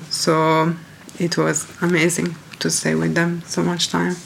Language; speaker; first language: English; non-native, fluent; Italian